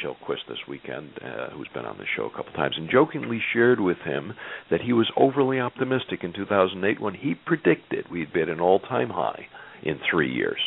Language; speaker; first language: English; native; English